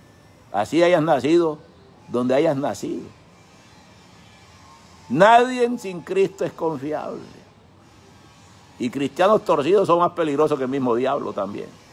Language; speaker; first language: Spanish; native; Spanish